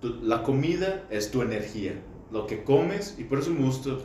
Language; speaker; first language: Portuguese; non-native, learner; Spanish